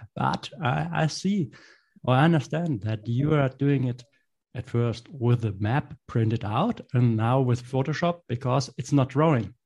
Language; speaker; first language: English; non-native, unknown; German